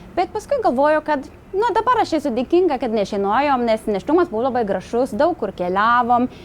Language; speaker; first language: Lithuanian; non-native, fluent; Swedish